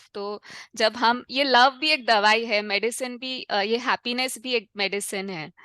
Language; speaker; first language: Hindi; non-native, local second language; Tamil